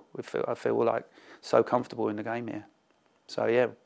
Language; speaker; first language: English; native; English